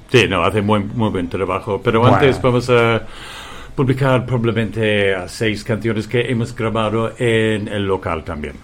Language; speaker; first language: Spanish; non-native, fluent; English